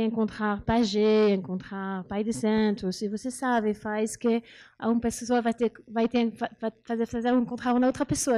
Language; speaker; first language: Portuguese; non-native, learner; French